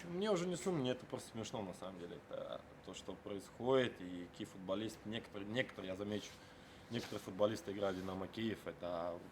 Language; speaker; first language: Russian; native; Russian